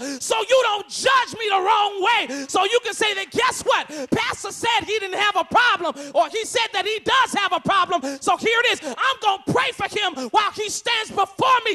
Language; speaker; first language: English; native; English